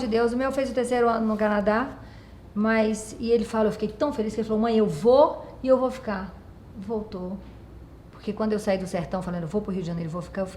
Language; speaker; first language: Portuguese; native; Portuguese